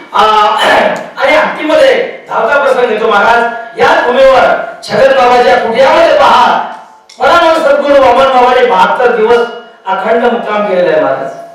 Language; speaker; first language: Marathi; non-native, local second language; Lambadi